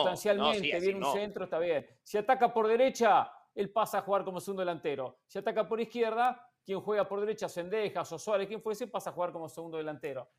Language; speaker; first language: Spanish; native; Spanish